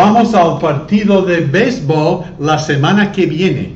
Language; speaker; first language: Spanish; non-native, fluent; English